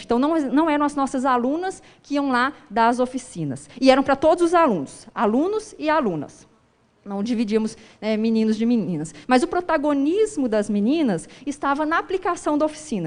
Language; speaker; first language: Portuguese; native; Portuguese